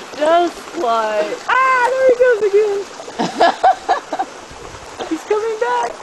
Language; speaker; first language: English; native; English